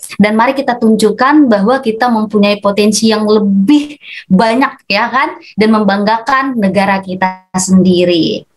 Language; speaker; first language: Indonesian; native; Indonesian